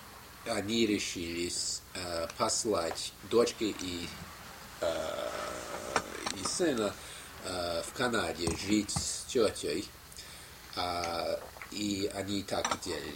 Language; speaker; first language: Russian; non-native, fluent; English